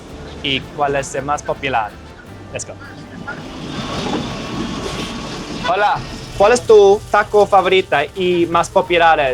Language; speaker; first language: Spanish; non-native, learner; English